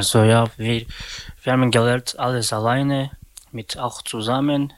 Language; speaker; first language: German; non-native, learner; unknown